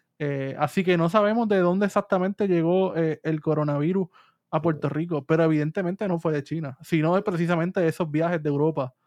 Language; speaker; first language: Spanish; native; Spanish